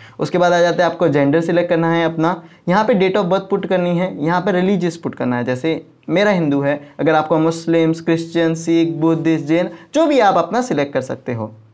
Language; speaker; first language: Hindi; non-native, local second language; Marwari